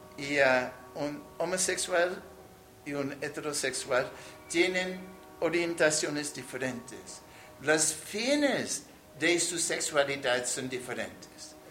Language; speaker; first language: Spanish; non-native, fluent; English